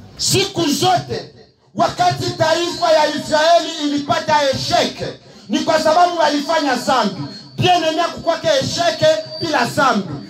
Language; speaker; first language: Swahili; native; Swahili